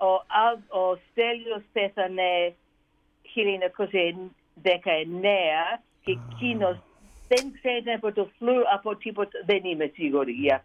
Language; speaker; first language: Greek; early bilingual, heritage; Greek